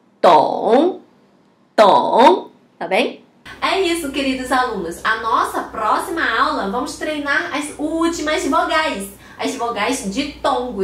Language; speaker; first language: Portuguese; non-native, fluent; Chinese